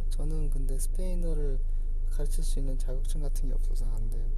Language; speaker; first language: Korean; non-native, fluent; Spanish